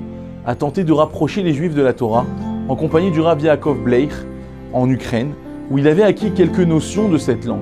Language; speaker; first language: French; native; French